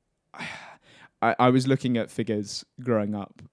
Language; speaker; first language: English; native; English